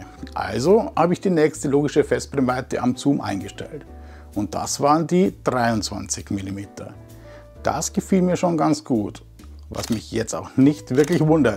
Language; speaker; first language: German; native; German